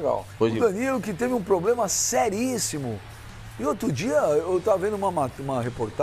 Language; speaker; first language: Portuguese; native; Portuguese